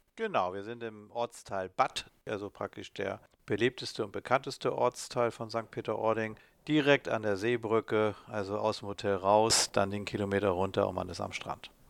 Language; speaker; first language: German; native; German